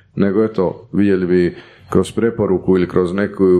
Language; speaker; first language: Croatian; native; Croatian